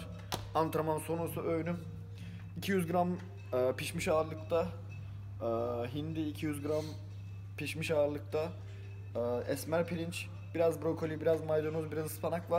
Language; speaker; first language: Turkish; native; Turkish